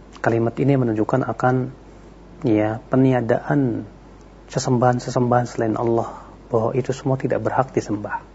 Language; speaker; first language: Indonesian; native; Indonesian